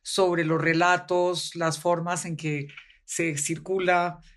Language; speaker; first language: Spanish; native; Spanish